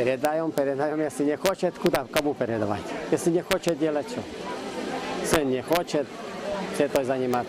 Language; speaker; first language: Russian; non-native, local second language; Hungarian